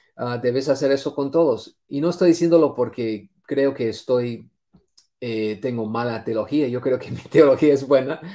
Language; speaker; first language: Spanish; non-native, fluent; English